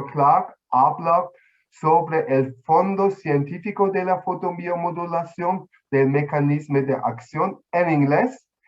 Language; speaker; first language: Spanish; non-native, fluent; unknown